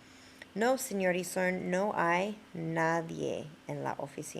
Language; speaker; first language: Spanish; non-native, fluent; English